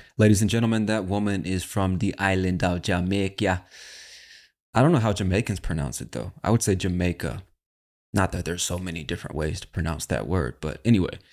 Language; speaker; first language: English; native; English